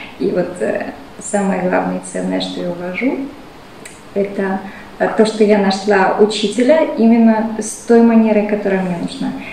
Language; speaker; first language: Russian; native; Russian